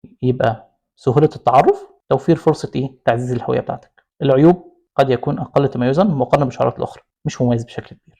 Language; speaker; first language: Arabic; native; Arabic